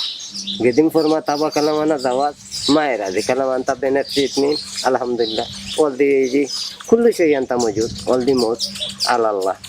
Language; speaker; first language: Arabic; non-native, learner; Bangla